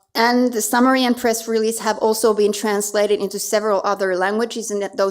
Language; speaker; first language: English; non-native, fluent; Finnish